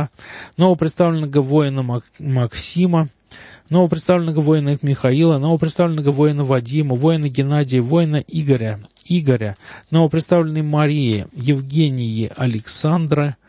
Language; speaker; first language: Russian; native; Russian